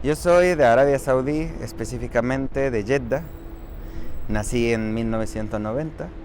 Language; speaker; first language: Spanish; non-native, fluent; Arabic